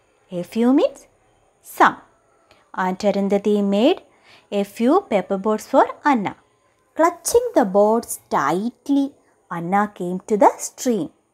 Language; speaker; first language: English; non-native, local second language; Malayalam